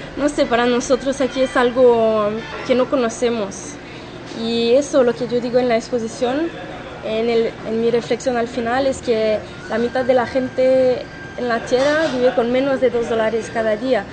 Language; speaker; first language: Spanish; non-native, fluent; French